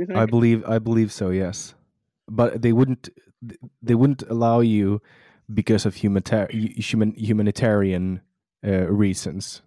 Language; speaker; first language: English; non-native, fluent; Swedish